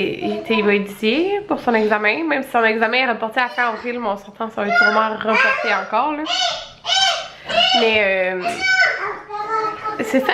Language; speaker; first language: French; native; French